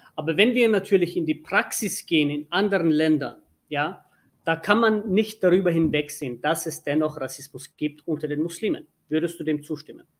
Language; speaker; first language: German; early bilingual, other home language; Turkish